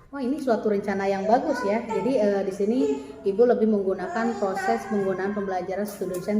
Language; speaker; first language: Indonesian; native; Indonesian